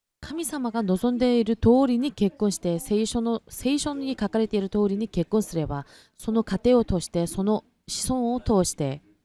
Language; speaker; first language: Japanese; non-native, fluent; Korean